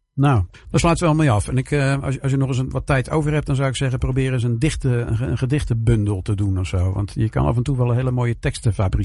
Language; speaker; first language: Dutch; native; Dutch